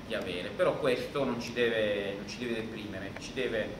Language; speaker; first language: Italian; native; Italian